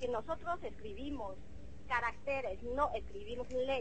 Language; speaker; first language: Spanish; non-native, fluent; Chinese